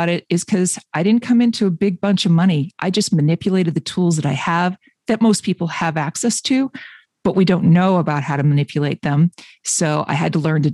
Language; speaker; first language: English; native; English